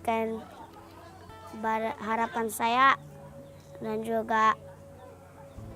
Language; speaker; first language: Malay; early bilingual, other home language; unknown